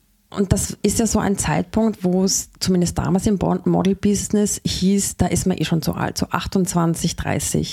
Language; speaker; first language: German; native; German